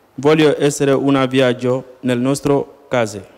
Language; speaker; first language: Italian; non-native, learner; Wolof